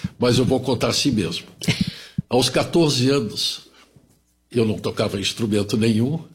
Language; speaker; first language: Portuguese; early bilingual, other home language; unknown